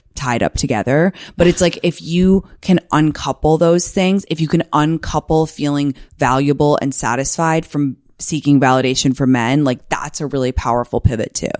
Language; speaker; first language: English; native; English